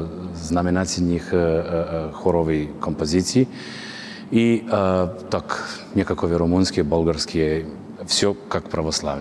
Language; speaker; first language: Russian; non-native, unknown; Serbian